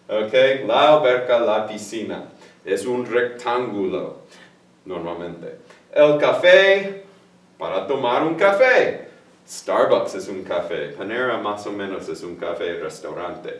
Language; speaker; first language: Spanish; non-native, fluent; English